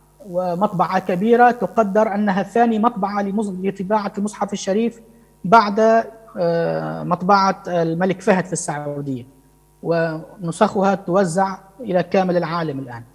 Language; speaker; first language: Arabic; native; Arabic